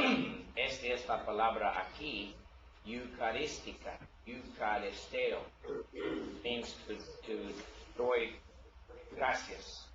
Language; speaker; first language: Spanish; non-native, learner; English